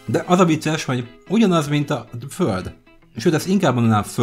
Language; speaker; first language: Hungarian; native; Hungarian